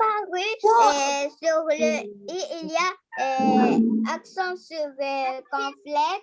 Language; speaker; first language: French; non-native, learner; Arabic